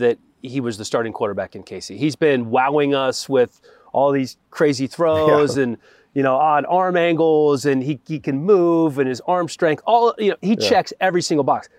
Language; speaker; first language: English; native; English